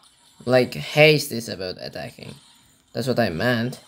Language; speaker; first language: English; non-native, learner; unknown